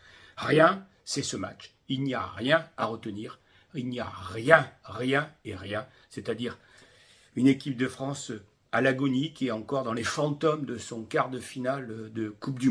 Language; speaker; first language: French; native; French